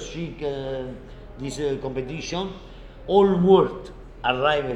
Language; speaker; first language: English; non-native, learner; Italian